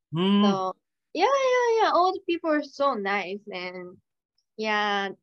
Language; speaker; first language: English; non-native, learner; Japanese